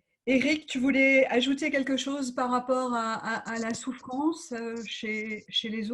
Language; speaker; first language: French; native; French